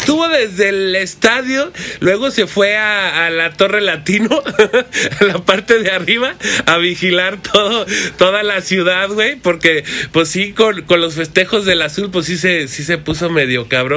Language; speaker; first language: Spanish; native; Spanish